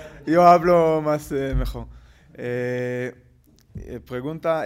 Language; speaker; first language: Spanish; non-native, learner; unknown